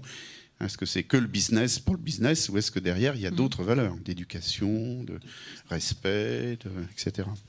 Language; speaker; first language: French; native; French